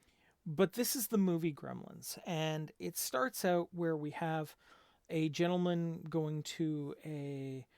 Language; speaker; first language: English; native; English